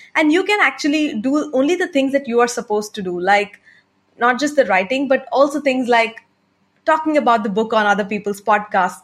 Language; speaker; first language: English; non-native, local second language; Tamil